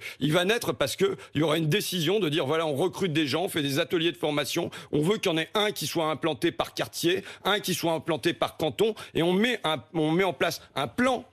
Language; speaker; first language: French; native; French